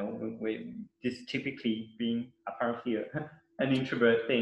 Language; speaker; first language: English; non-native, fluent; Italian